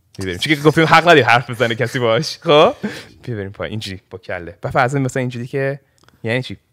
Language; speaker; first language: Persian; early bilingual, heritage; Persian